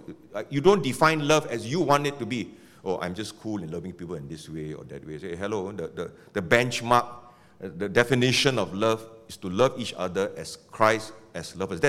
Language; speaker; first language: English; non-native, local second language; Min Nan Chinese